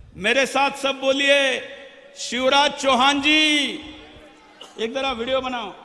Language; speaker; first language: Hindi; non-native, local second language; Marathi